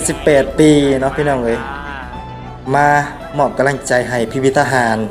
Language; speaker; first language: Thai; non-native, local second language; Northeastern Thai